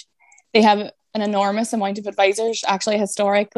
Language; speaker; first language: English; native; English